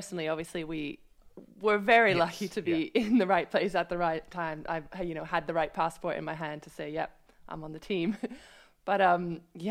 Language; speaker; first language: English; native; English